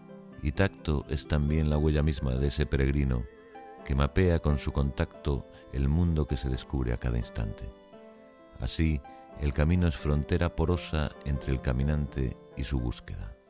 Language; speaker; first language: Spanish; native; Spanish